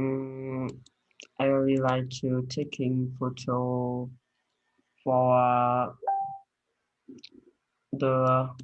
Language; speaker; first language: English; non-native, learner; Vietnamese